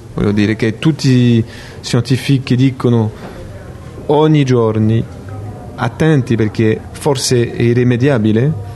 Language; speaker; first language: Italian; non-native, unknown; French